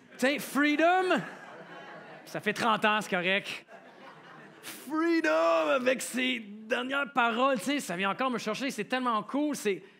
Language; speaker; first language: French; native; French